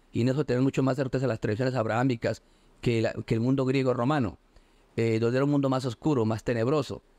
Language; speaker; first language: Spanish; native; Spanish